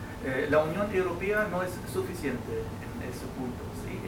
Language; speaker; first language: Spanish; non-native, fluent; German